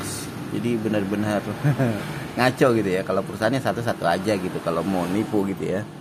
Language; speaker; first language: Indonesian; native; Indonesian